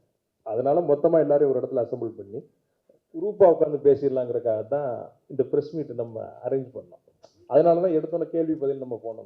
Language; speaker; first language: Tamil; native; Tamil